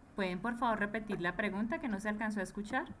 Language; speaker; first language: Spanish; native; Spanish